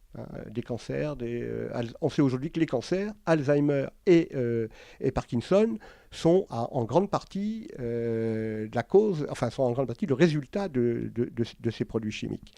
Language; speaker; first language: French; native; French